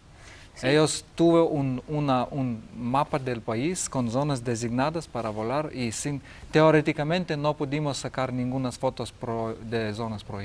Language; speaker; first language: Spanish; non-native, learner; Lithuanian